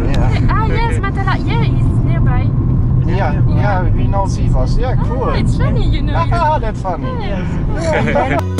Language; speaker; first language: English; non-native, learner; German